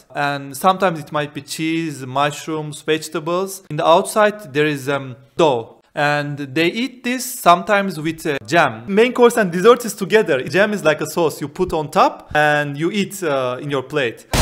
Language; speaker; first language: English; non-native, fluent; Turkish